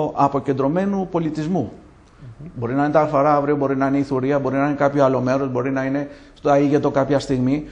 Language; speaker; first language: Greek; native; Greek